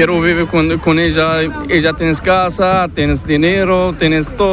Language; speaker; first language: Spanish; non-native, learner; Arabic